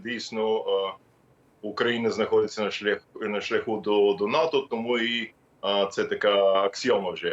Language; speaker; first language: Ukrainian; non-native, fluent; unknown